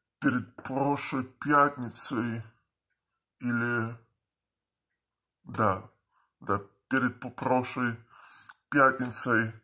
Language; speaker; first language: Russian; early bilingual, heritage; Russian